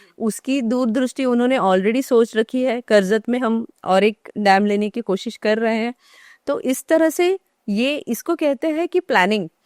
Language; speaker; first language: Hindi; non-native, local second language; Marathi